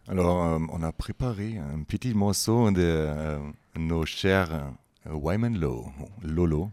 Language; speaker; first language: French; non-native, fluent; German